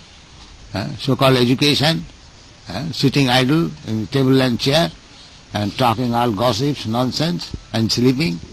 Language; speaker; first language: English; non-native, local second language; Bangla